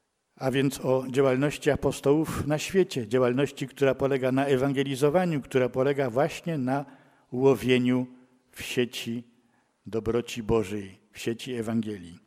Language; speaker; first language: Polish; native; Polish